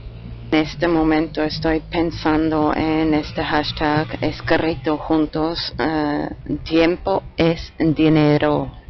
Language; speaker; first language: Spanish; non-native, learner; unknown